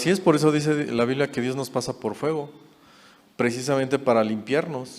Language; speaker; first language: Spanish; native; Spanish